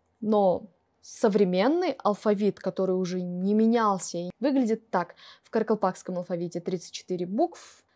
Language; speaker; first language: Russian; non-native, local second language; Kara-Kalpak